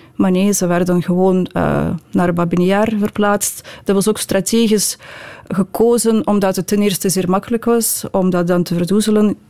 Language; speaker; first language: Dutch; non-native, fluent; Ukrainian